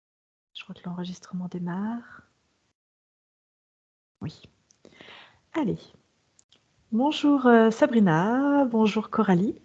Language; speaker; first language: French; native; French